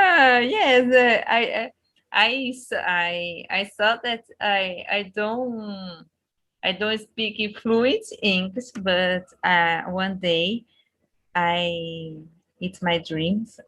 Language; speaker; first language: English; non-native, learner; Portuguese